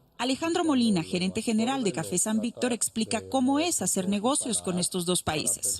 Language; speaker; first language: Spanish; native; Spanish